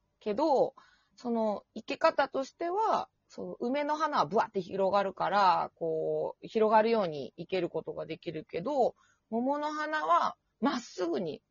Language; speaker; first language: Japanese; native; Japanese